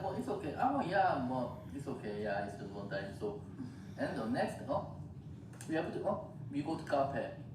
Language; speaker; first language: English; non-native, learner; Korean